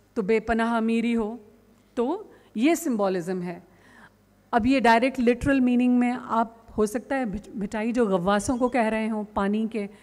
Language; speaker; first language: Urdu; non-native, local second language; Sindhi